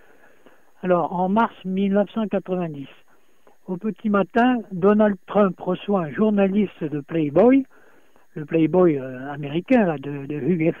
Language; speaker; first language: French; native; French